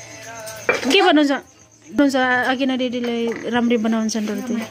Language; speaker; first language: Nepali; non-native, learner; Filipino